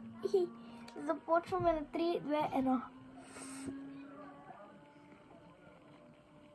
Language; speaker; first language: Bulgarian; native; Bulgarian